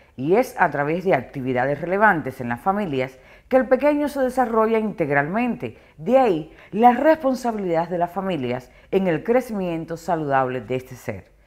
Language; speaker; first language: Spanish; non-native, fluent; Portuguese